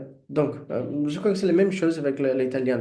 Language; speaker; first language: French; non-native, fluent; Portuguese